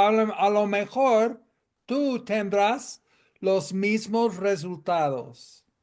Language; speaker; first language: Spanish; non-native, fluent; English